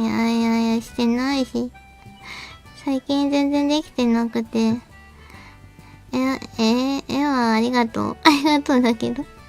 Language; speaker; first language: Japanese; native; Japanese